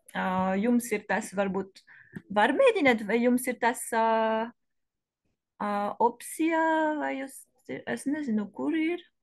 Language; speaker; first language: Latvian; non-native, learner; French